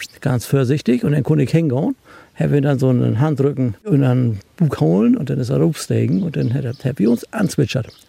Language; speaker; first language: German; native; German